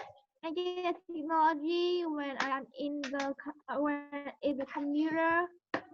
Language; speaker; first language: English; non-native, learner; Vietnamese